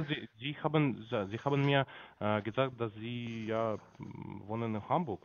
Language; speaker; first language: German; non-native, learner; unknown